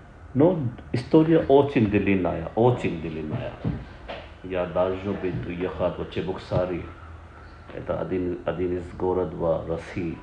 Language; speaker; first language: Russian; non-native, learner; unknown